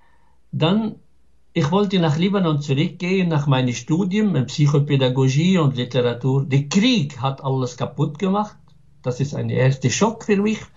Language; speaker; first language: German; non-native, fluent; Arabic